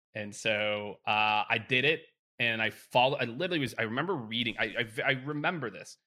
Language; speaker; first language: English; native; English